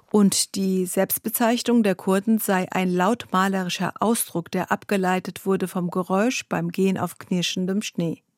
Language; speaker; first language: German; early bilingual, other home language; Kurdish